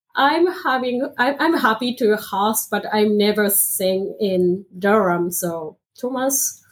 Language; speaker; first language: English; non-native, fluent; Japanese